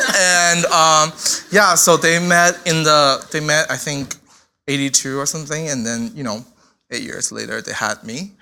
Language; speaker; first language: English; non-native, fluent; Chinese